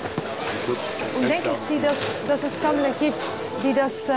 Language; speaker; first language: German; non-native, fluent; Dutch